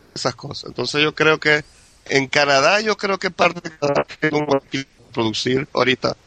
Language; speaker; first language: Spanish; native; Spanish